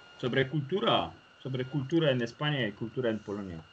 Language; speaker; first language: Spanish; non-native, learner; Polish